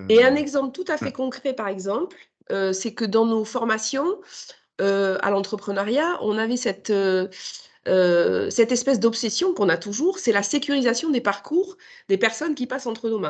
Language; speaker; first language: French; native; French